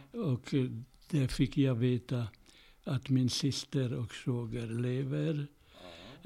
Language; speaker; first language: Swedish; non-native, fluent; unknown